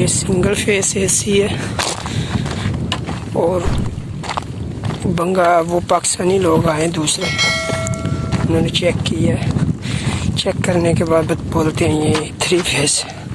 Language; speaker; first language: Hindi; non-native, local second language; Punjabi